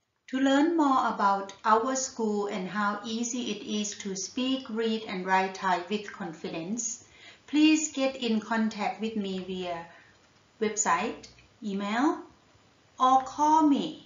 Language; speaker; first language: English; non-native, fluent; Thai